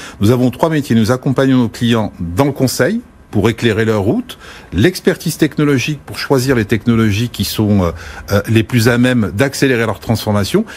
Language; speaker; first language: French; early bilingual, other home language; Arabic